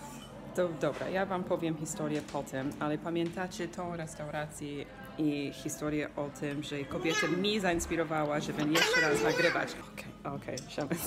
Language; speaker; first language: Polish; non-native, fluent; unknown